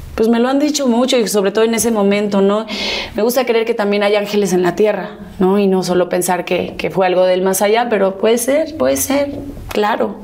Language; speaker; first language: Spanish; early bilingual, other home language; Catalan